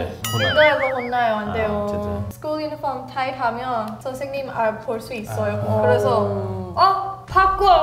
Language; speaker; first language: Korean; non-native, learner; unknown